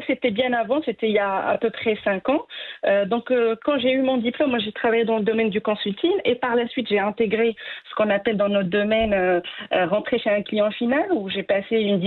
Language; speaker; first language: French; non-native, local second language; Arabic